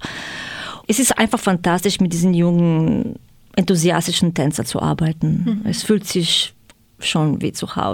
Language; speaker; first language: German; non-native, fluent; Croatian